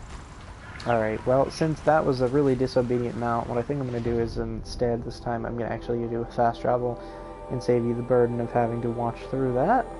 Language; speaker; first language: English; native; English